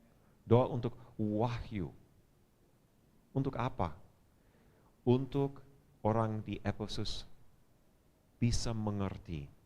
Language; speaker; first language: Indonesian; non-native, fluent; English